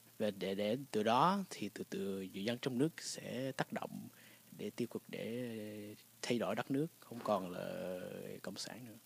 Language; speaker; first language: Vietnamese; early bilingual, heritage; Vietnamese